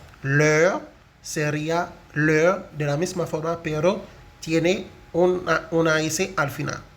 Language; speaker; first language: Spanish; non-native, fluent; Haitian Creole